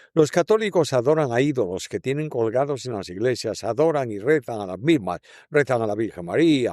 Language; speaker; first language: Spanish; native; Spanish